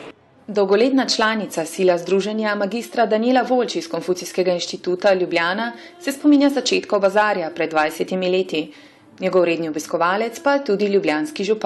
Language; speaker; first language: Slovenian; native; Slovenian